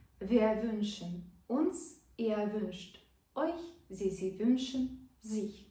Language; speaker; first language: German; non-native, fluent; Ukrainian